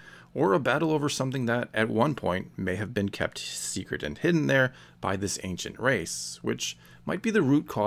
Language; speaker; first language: English; native; English